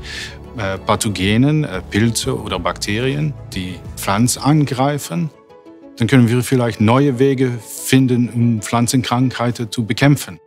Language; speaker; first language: German; non-native, fluent; Dutch